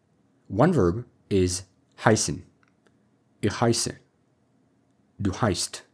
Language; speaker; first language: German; non-native, fluent; English